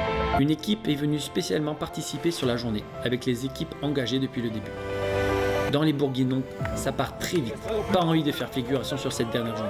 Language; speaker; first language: French; native; French